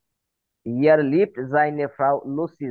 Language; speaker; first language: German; non-native, fluent; Bangla